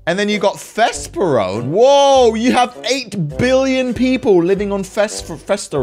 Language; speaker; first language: English; native; English